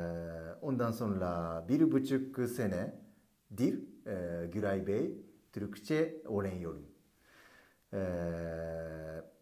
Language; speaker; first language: Turkish; non-native, learner; Japanese